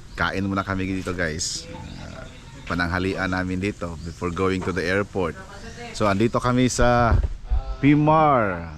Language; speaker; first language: Filipino; non-native, local second language; Cebuano